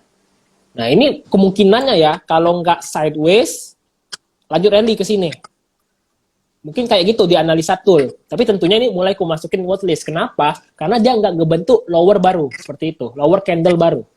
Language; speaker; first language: Indonesian; native; Indonesian